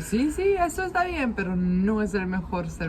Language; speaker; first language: Spanish; non-native, fluent; German